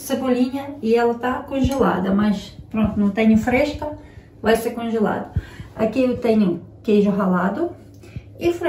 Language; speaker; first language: Portuguese; non-native, learner; Ukrainian